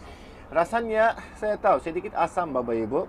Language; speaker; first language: Indonesian; non-native, fluent; Turkish